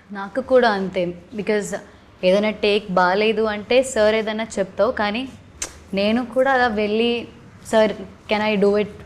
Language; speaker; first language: Telugu; non-native, learner; Malayalam